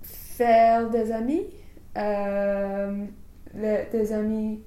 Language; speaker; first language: French; non-native, learner; English